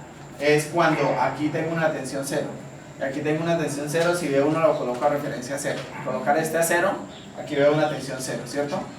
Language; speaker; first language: Spanish; native; Spanish